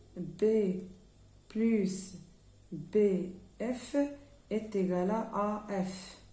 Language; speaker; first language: French; non-native, local second language; Arabic